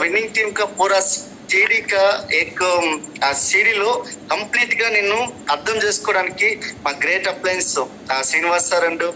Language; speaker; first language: Telugu; native; Telugu